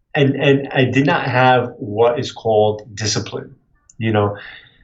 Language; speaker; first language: English; native; English